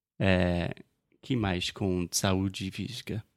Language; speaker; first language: Portuguese; non-native, fluent; English